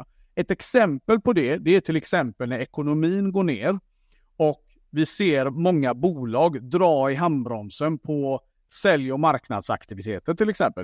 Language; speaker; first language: Swedish; native; Swedish